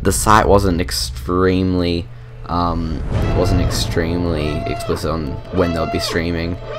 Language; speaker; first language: English; native; English